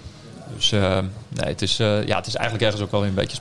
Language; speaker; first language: Dutch; native; Dutch